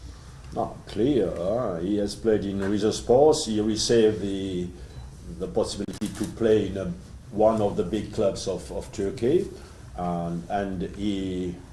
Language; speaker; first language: English; non-native, learner; French